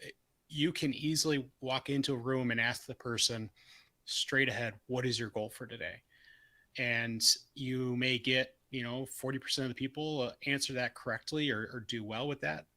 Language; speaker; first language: English; native; English